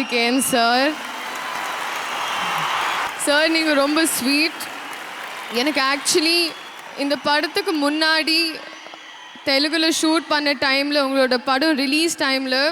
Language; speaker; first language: Tamil; non-native, fluent; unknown